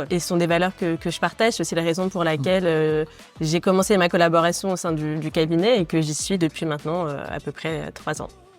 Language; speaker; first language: French; native; French